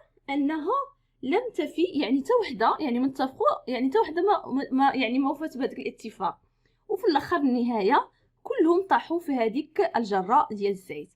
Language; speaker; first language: Arabic; native; Arabic